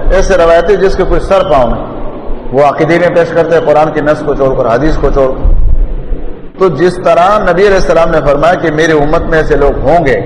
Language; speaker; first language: Urdu; non-native, local second language; Pashto